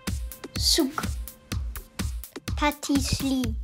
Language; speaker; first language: French; non-native, learner; English